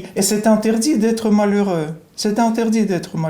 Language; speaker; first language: French; non-native, fluent; Russian